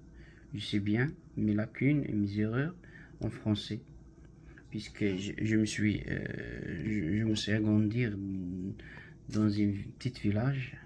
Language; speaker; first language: French; non-native, learner; Arabic